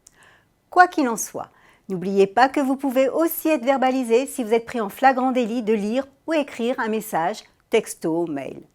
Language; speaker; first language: French; native; French